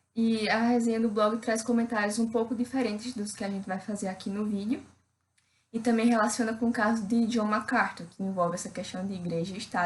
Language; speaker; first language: Portuguese; native; Portuguese